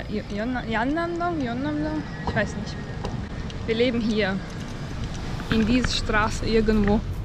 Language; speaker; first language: German; native; German